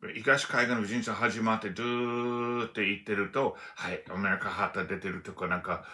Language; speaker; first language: Japanese; non-native, learner; English